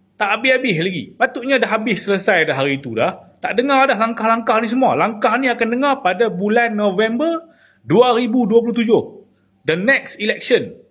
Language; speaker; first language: Malay; native; Malay